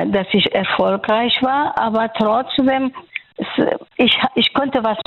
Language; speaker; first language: German; non-native, fluent; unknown